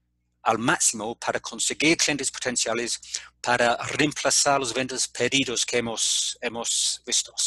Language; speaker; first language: Spanish; non-native, fluent; English